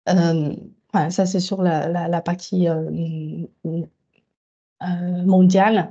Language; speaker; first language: French; non-native, fluent; Vietnamese